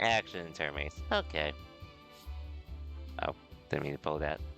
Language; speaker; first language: English; native; English